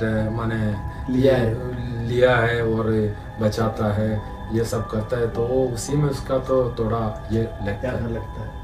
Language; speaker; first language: Hindi; non-native, local second language; Malayalam